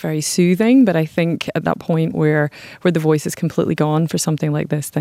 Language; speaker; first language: English; native; English